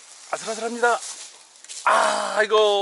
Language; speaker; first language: Korean; native; Korean